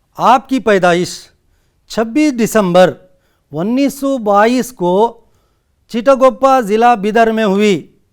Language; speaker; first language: Urdu; native; Urdu